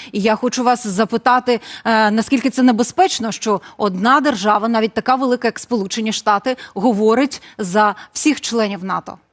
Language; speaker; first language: Ukrainian; native; Ukrainian